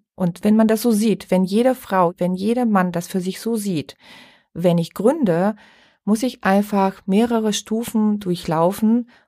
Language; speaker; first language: German; non-native, fluent; Bulgarian